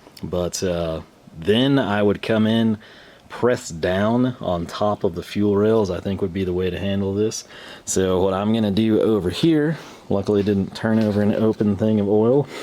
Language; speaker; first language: English; native; English